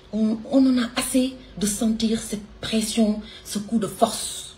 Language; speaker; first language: French; non-native, local second language; Wolof